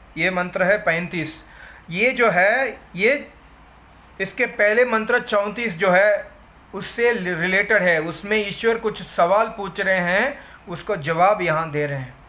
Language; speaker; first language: Hindi; non-native, local second language; Tamil